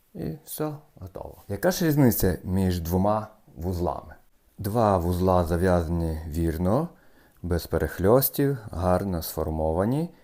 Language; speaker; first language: Ukrainian; native; Ukrainian